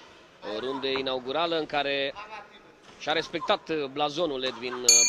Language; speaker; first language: Romanian; native; Romanian